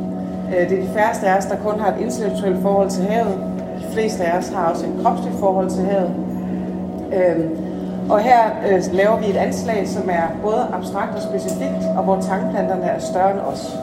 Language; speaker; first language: Danish; native; Danish